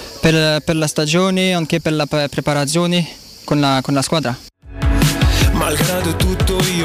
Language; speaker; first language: Italian; non-native, learner; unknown